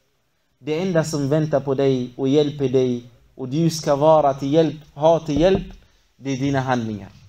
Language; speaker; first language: Swedish; non-native, fluent; Arabic